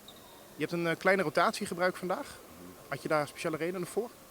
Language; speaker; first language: Dutch; native; Dutch